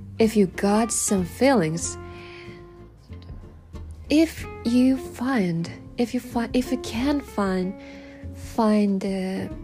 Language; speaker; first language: English; non-native, learner; Japanese